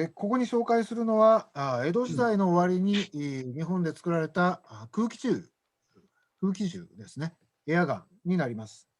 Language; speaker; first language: Japanese; native; Japanese